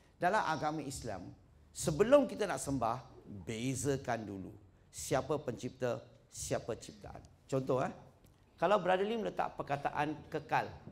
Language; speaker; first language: Malay; non-native, local second language; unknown